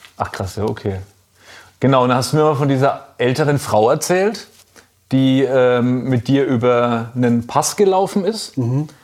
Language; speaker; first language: German; native; German